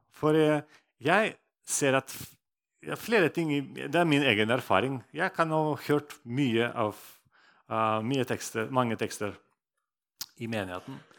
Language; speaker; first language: Norwegian; non-native, fluent; Russian